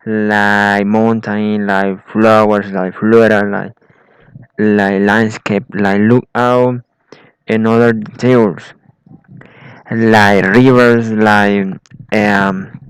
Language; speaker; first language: English; non-native, learner; Spanish